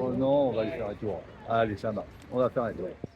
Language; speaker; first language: French; native; French